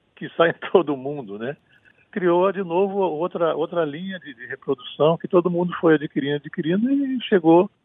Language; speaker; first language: Portuguese; native; Portuguese